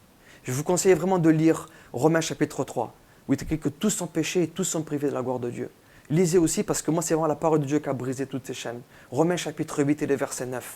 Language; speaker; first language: French; native; French